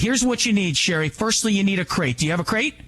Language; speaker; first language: English; native; English